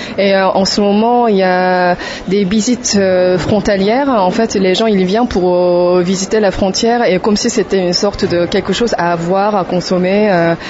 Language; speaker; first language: French; non-native, fluent; Korean